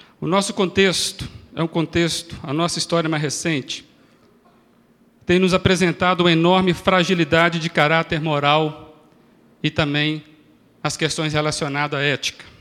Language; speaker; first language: Portuguese; native; Portuguese